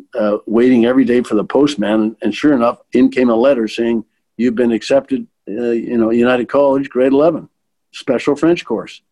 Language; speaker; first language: English; native; English